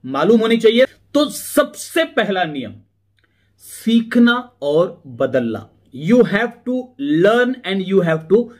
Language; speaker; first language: Hindi; native; Hindi